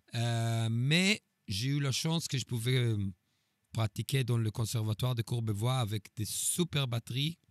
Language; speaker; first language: French; non-native, fluent; Hebrew